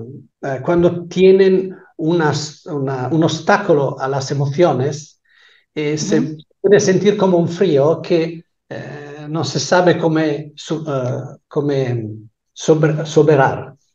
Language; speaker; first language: Spanish; non-native, fluent; Italian